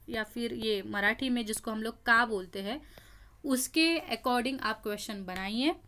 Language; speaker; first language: Hindi; non-native, local second language; Marathi